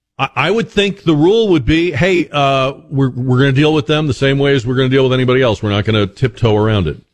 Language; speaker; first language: English; native; English